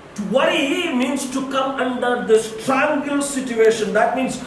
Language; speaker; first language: English; non-native, local second language; Hindi